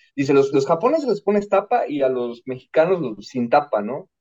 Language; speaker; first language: Spanish; native; Spanish